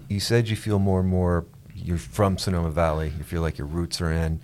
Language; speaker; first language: English; native; English